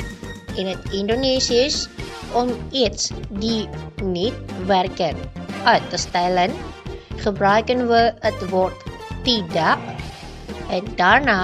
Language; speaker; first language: Dutch; non-native, learner; Indonesian